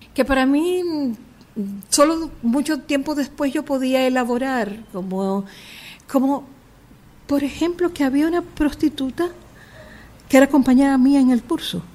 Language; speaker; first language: Spanish; native; Spanish